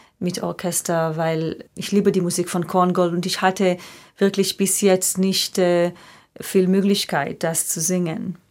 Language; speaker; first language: German; non-native, fluent; Hebrew